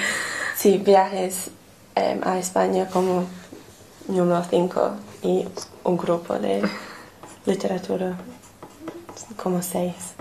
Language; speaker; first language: Spanish; non-native, fluent; English